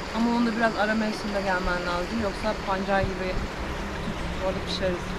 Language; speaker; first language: Turkish; native; Turkish